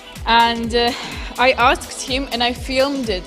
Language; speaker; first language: English; non-native, fluent; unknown